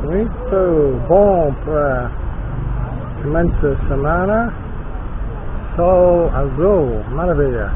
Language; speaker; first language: Portuguese; non-native, learner; English